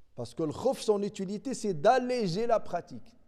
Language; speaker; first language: French; non-native, local second language; Arabic